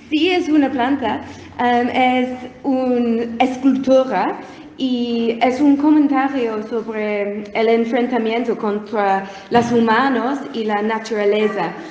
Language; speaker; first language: Spanish; non-native, learner; English